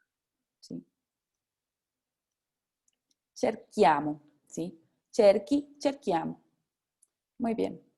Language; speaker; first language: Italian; non-native, fluent; Spanish